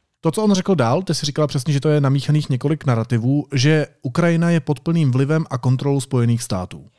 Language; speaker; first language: Czech; native; Czech